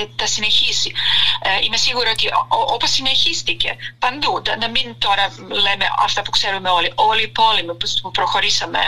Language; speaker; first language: Greek; non-native, fluent; Serbian